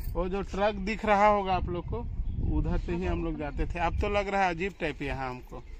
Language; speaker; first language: Hindi; native; Hindi